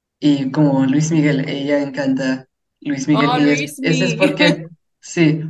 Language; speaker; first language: Spanish; early bilingual, heritage; English